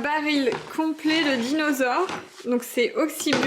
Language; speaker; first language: French; native; French